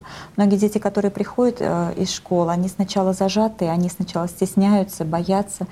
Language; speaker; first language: Russian; native; Russian